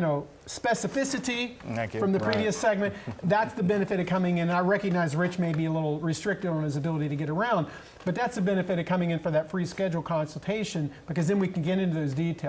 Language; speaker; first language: English; native; English